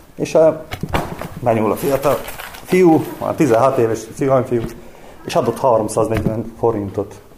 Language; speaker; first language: Hungarian; native; Hungarian